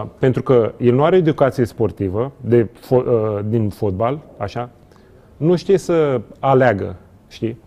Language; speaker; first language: Romanian; non-native, fluent; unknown